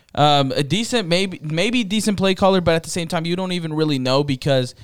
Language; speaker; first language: English; early bilingual, other home language; Spanish